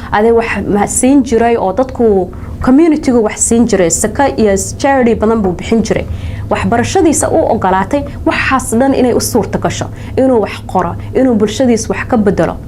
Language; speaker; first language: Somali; early bilingual, heritage; Somali